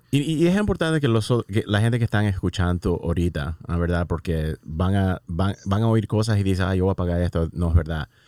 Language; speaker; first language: Spanish; early bilingual, heritage; Spanish